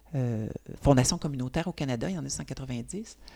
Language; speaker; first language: French; native; French